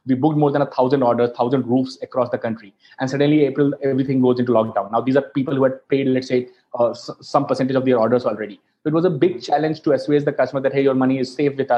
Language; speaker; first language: English; non-native, local second language; Hindi